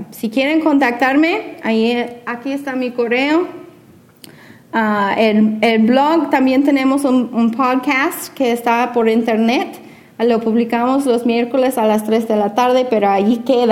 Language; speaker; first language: Spanish; non-native, fluent; English